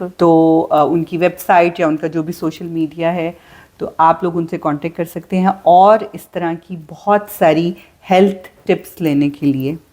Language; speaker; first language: Urdu; native; Urdu